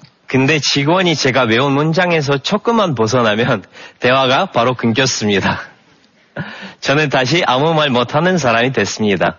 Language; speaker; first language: Korean; non-native, fluent; Russian